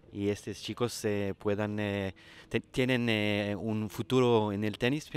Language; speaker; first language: Spanish; non-native, learner; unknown